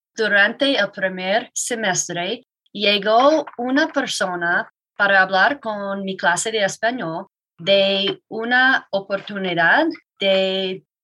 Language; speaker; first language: Spanish; non-native, learner; English